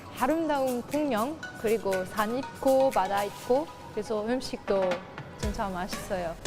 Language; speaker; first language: Korean; non-native, learner; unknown